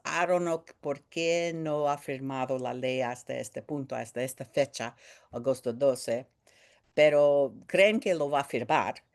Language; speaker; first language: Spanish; early bilingual, heritage; Spanish